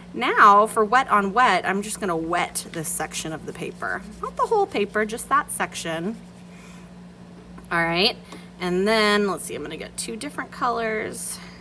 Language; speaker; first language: English; native; English